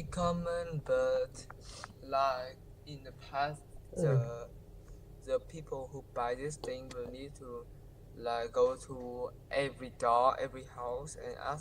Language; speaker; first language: English; non-native, learner; Vietnamese